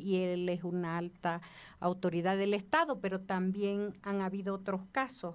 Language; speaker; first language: Spanish; native; Spanish